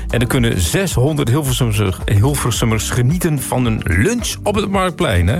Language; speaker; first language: Dutch; native; Dutch